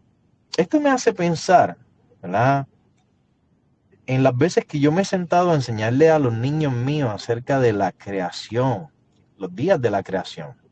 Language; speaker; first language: Spanish; native; Spanish